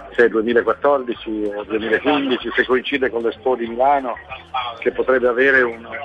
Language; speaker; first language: Italian; native; Italian